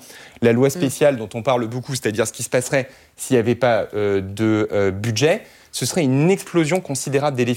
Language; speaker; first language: French; native; French